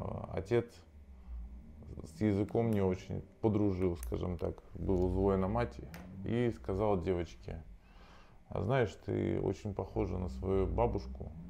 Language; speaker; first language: Russian; native; Russian